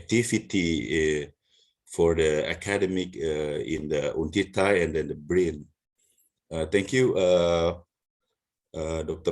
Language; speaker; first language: English; non-native, learner; Indonesian